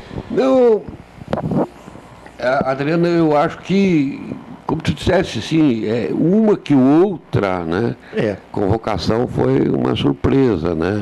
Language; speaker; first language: Portuguese; native; Portuguese